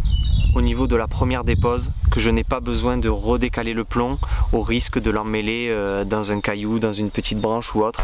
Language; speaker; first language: French; native; French